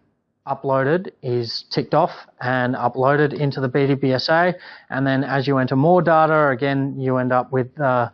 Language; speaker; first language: English; native; English